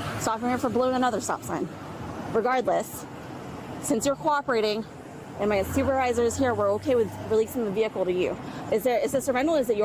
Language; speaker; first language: English; native; English